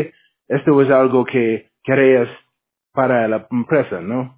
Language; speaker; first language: Spanish; non-native, learner; English